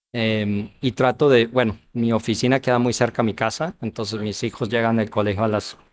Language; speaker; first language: Spanish; non-native, fluent; English